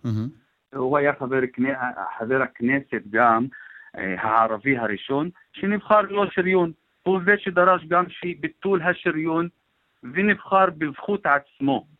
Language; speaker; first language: Hebrew; non-native, local second language; Arabic